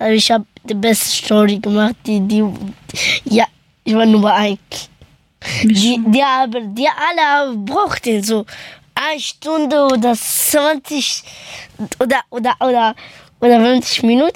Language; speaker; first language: German; early bilingual, other home language; Persian